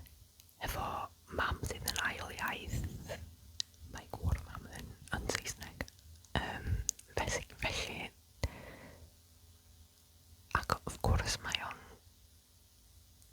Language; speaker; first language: Welsh; non-native, local second language; English